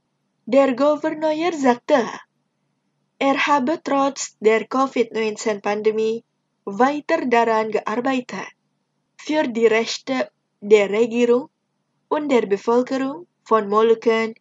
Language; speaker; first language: German; non-native, fluent; Indonesian